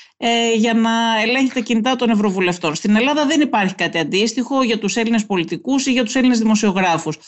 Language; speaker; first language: Greek; native; Greek